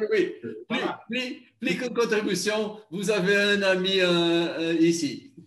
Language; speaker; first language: French; non-native, learner; Portuguese